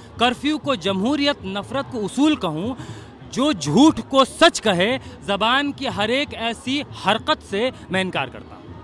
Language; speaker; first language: Urdu; native; Urdu